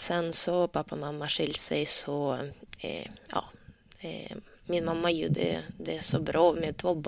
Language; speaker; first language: Swedish; non-native, learner; Russian